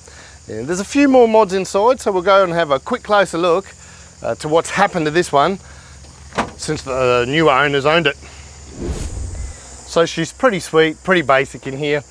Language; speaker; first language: English; native; English